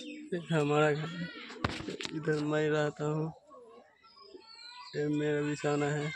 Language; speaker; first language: Hindi; non-native, local second language; Bangla